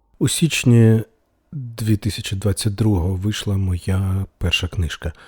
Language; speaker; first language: Ukrainian; non-native, local second language; Russian